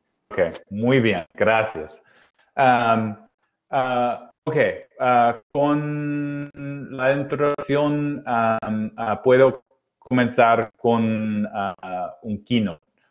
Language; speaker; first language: Spanish; non-native, learner; English